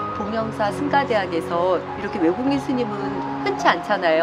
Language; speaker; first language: Korean; native; Korean